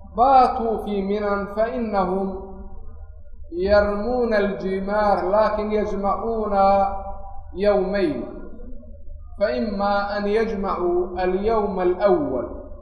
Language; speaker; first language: Arabic; non-native, local second language; Somali